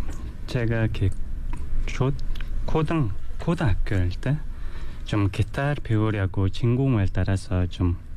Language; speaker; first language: Korean; non-native, learner; Mongolian